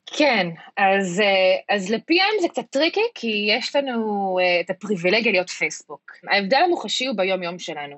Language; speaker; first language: Hebrew; early bilingual, heritage; Hebrew